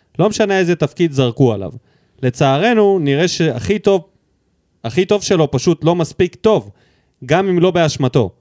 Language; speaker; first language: Hebrew; early bilingual, other home language; Russian